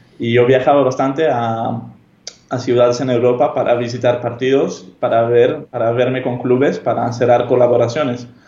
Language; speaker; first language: Spanish; non-native, fluent; Hebrew